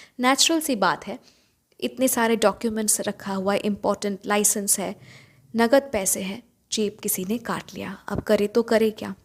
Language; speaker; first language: Hindi; non-native, local second language; Bangla